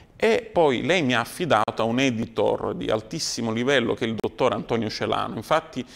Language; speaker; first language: Italian; native; Italian